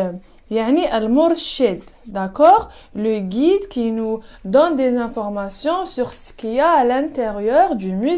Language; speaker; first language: French; non-native, local second language; Arabic